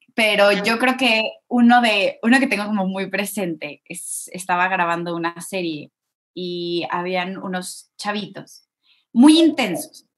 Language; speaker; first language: Spanish; native; Spanish